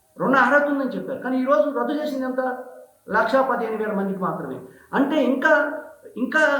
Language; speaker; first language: Telugu; native; Telugu